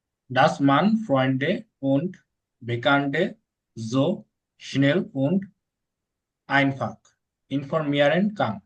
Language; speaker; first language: German; non-native, learner; Bangla